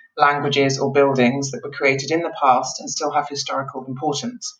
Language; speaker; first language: English; native; English